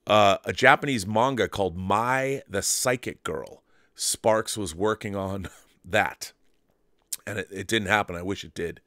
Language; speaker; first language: English; native; English